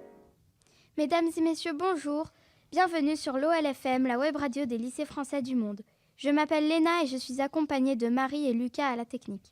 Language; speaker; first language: French; native; French